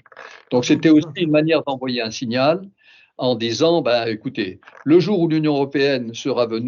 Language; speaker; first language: French; native; French